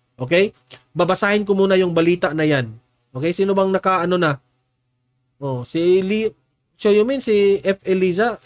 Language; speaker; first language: Filipino; non-native, local second language; Cebuano